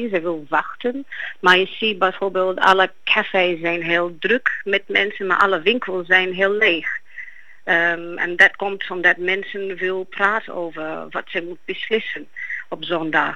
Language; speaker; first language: Dutch; non-native, fluent; Greek